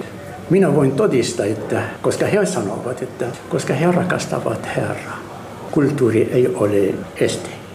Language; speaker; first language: Finnish; non-native, learner; Arabic